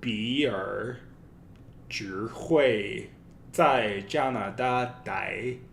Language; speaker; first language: Chinese; non-native, learner; English